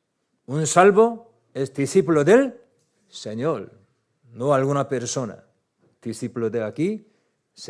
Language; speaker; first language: Spanish; non-native, learner; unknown